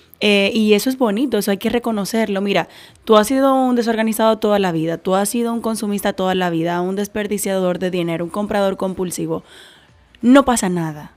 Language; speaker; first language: Spanish; native; Spanish